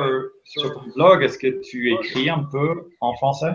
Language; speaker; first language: French; non-native, fluent; English